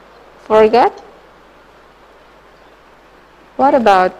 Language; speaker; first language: English; non-native, learner; Indonesian